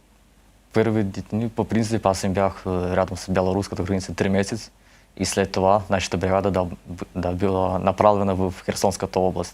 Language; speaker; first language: Bulgarian; early bilingual, heritage; Russian